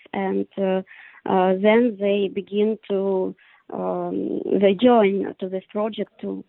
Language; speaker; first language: English; non-native, learner; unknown